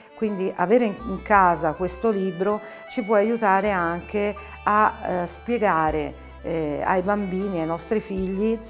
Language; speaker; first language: Italian; non-native, fluent; Arabic